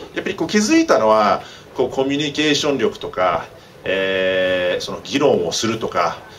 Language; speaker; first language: Japanese; early bilingual, heritage; Japanese